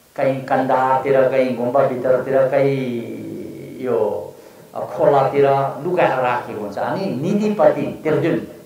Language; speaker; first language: Nepali; non-native, local second language; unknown